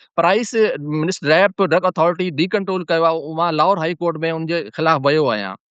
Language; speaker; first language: Sindhi; non-native, local second language; Urdu